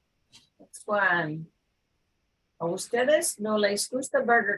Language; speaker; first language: Spanish; non-native, fluent; English